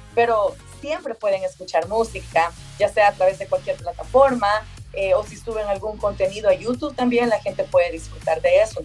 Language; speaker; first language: Spanish; native; Spanish